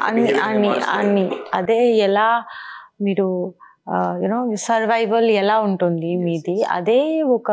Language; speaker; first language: Telugu; non-native, learner; Bangla